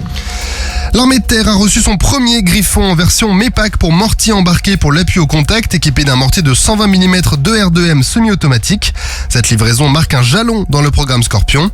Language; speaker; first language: French; native; French